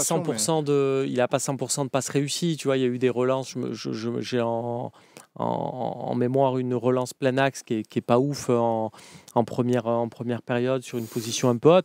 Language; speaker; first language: French; native; French